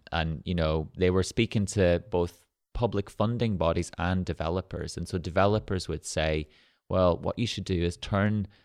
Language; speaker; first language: English; native; English